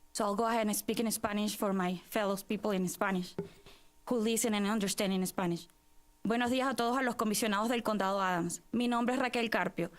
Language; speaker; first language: English; non-native, fluent; Spanish